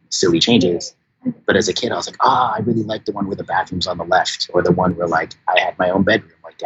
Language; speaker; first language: English; native; English